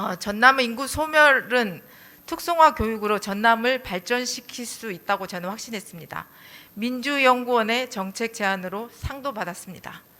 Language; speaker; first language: Korean; native; Korean